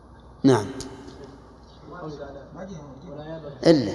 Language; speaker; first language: Arabic; native; Arabic